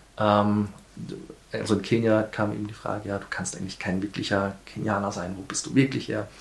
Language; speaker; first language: German; early bilingual, heritage; German